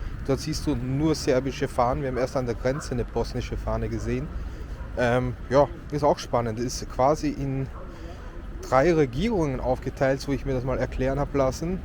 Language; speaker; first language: German; native; German